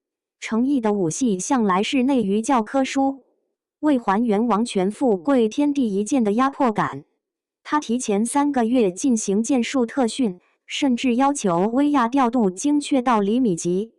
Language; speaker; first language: Chinese; native; Chinese